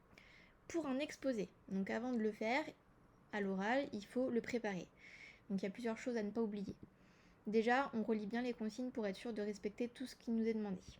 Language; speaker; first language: French; native; French